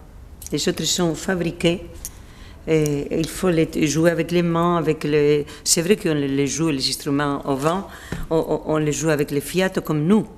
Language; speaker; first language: French; non-native, fluent; Spanish